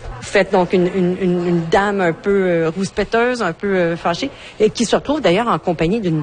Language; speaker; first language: French; native; French